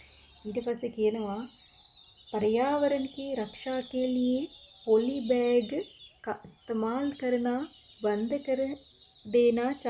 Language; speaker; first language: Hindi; non-native, fluent; Sinhala